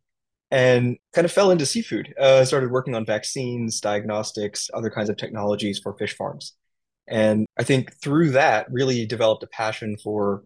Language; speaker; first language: English; native; English